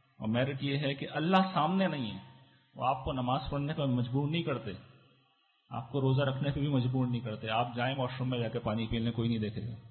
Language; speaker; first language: Urdu; native; Urdu